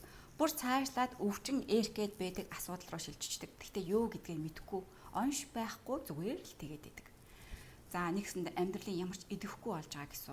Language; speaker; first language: Mongolian; native; Mongolian